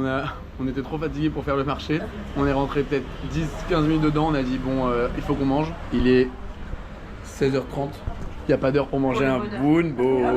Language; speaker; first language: French; native; French